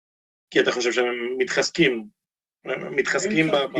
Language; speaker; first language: Hebrew; non-native, fluent; Spanish